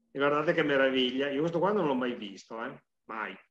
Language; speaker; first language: Italian; native; Italian